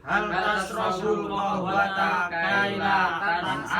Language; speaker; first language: Arabic; non-native, learner; Indonesian